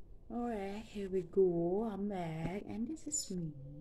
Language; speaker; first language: English; non-native, learner; Indonesian